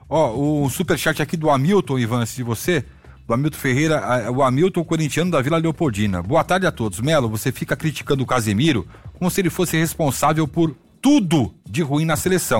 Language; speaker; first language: Portuguese; native; Portuguese